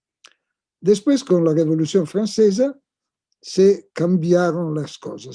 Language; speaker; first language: Spanish; non-native, fluent; Italian